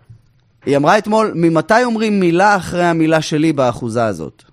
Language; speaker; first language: Hebrew; native; Hebrew